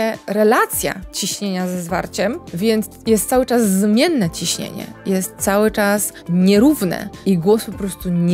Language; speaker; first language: Polish; native; Polish